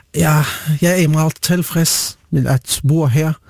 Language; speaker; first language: Danish; non-native, learner; Arabic